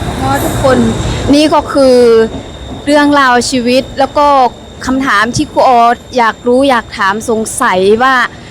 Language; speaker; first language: Thai; native; Thai